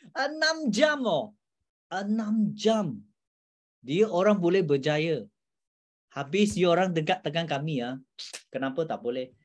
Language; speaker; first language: Malay; non-native, local second language; Chinese